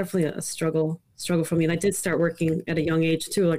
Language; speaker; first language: English; early bilingual, other home language; Italian